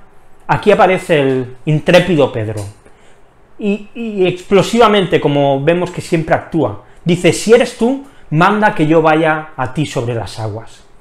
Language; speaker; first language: Spanish; native; Spanish